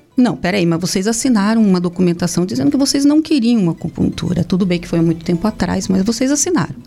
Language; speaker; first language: Portuguese; native; Portuguese